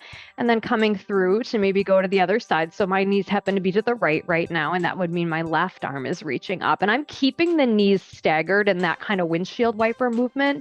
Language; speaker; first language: English; native; English